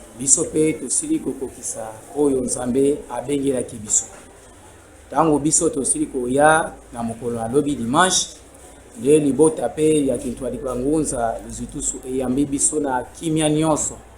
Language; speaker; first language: Lingala; non-native, local second language; Kongo